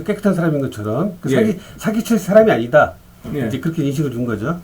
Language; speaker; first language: Korean; native; Korean